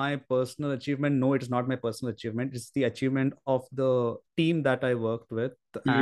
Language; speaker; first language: English; non-native, local second language; Marathi